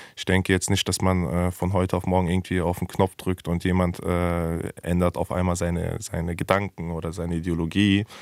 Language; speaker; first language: German; early bilingual, other home language; Persian